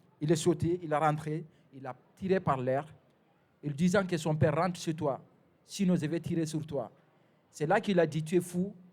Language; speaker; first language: French; non-native, fluent; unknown